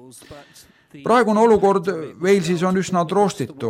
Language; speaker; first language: Estonian; native; Estonian